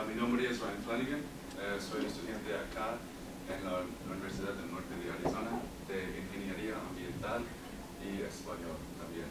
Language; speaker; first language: Spanish; non-native, learner; English